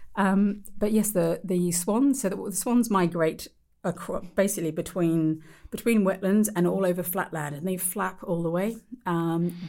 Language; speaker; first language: English; native; English